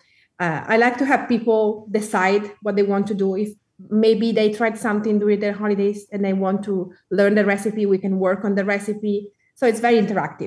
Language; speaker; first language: English; non-native, fluent; Italian